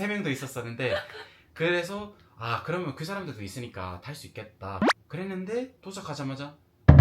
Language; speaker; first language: Korean; non-native, fluent; English